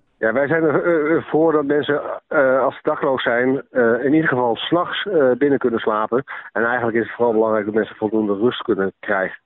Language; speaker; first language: Dutch; native; Dutch